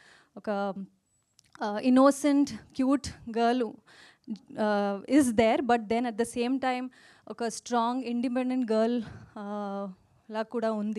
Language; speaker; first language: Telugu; non-native, learner; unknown